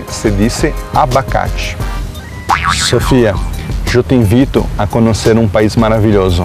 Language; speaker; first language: Spanish; non-native, fluent; Portuguese